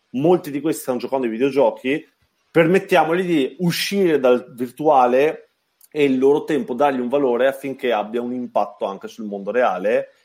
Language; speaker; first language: Italian; native; Italian